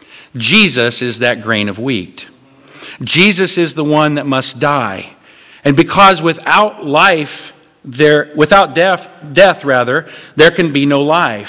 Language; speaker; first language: English; native; English